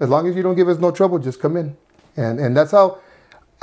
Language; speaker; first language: English; early bilingual, other home language; Spanish